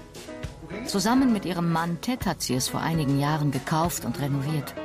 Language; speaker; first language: German; native; German